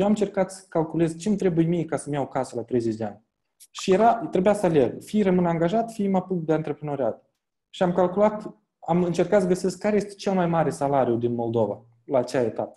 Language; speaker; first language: Romanian; native; Romanian